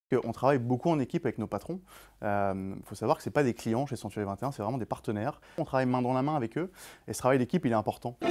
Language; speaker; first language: French; native; French